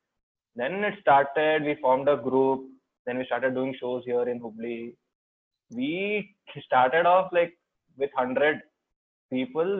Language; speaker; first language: English; non-native, local second language; Kannada